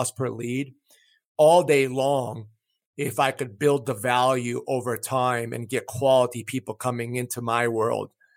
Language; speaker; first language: English; early bilingual, other home language; Greek